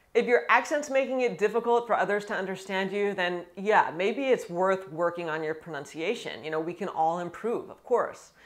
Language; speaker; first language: English; native; English